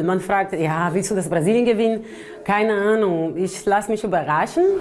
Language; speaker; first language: German; non-native, fluent; Portuguese